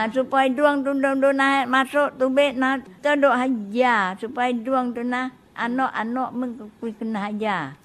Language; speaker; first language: Malay; native; Malay